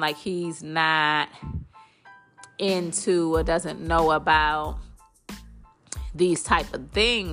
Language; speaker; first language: English; native; English